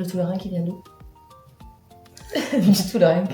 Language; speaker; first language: French; native; French